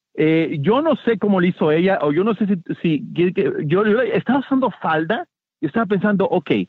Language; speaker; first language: Spanish; native; Spanish